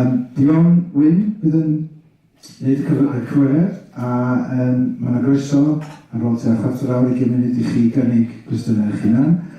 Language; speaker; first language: Welsh; native; Welsh